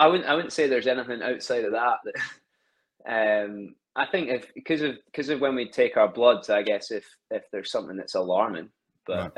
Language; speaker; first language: English; native; English